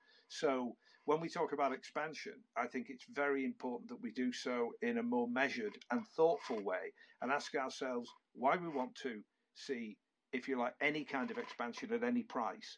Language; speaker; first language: English; native; English